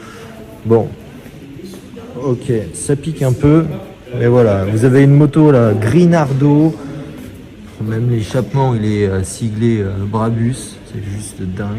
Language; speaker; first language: French; native; French